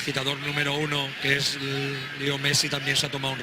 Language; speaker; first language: Spanish; native; Spanish